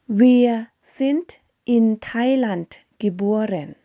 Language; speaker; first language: German; non-native, fluent; Thai